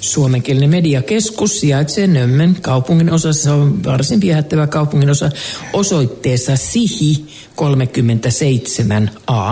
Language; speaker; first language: Finnish; native; Finnish